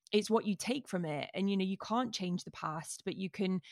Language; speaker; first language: English; native; English